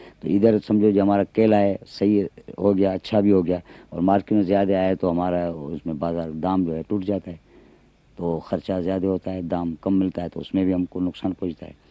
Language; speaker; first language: Urdu; non-native, local second language; Sindhi